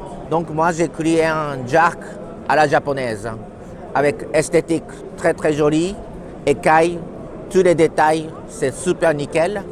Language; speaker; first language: French; non-native, learner; Japanese